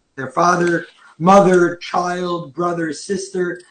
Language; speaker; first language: English; native; English